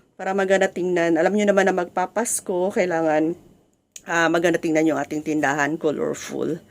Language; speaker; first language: Filipino; non-native, local second language; Cebuano